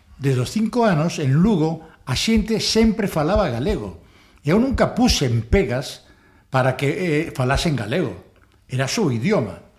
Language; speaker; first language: Galician; non-native, local second language; Spanish